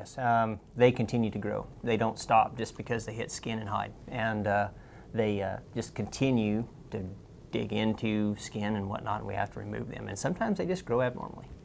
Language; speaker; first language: English; native; English